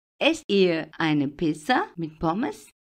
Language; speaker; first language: German; non-native, fluent; Turkish